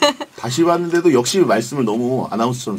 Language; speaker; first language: Korean; native; Korean